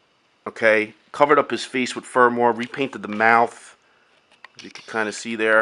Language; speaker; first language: English; native; English